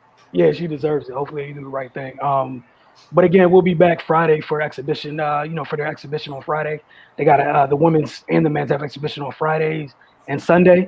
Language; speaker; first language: English; native; English